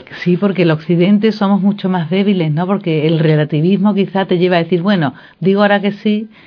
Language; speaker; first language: Spanish; non-native, fluent; Polish